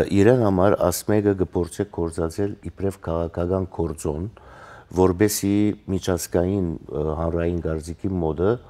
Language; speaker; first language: Armenian; native; Armenian